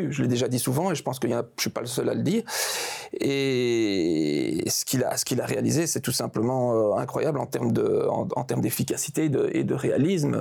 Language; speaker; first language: French; native; French